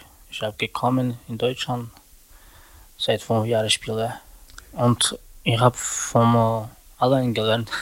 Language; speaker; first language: German; non-native, learner; Romany